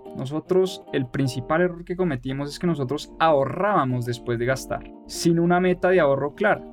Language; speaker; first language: Spanish; native; Spanish